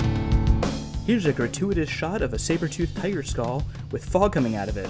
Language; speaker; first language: English; native; English